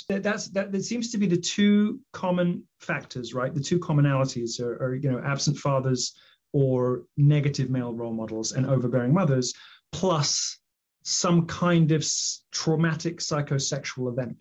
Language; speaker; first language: English; native; English